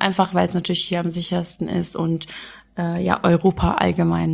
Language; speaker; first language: German; early bilingual, other home language; Arabic